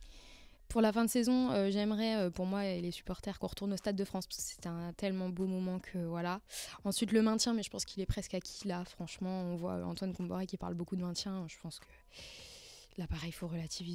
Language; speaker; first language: French; native; French